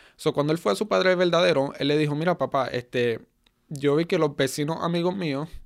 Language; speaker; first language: Spanish; early bilingual, heritage; Spanish